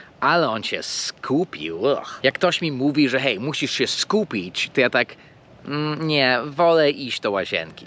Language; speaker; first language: Polish; early bilingual, heritage; English